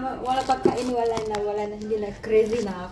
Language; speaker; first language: Filipino; non-native, learner; Indonesian